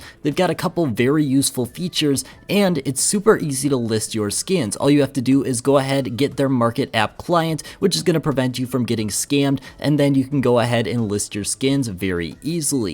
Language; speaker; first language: English; native; English